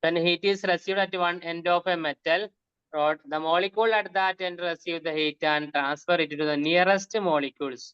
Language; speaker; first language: English; non-native, local second language; Malayalam